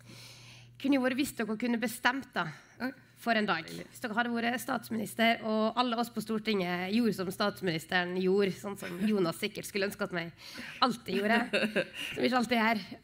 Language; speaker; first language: Norwegian; native; Norwegian